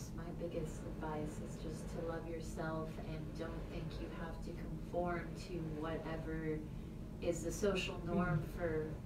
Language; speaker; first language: English; native; English